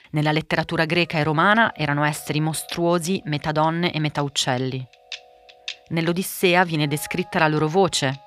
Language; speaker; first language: Italian; early bilingual, other home language; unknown